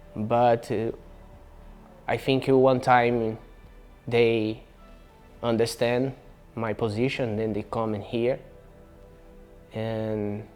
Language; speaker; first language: English; non-native, learner; Portuguese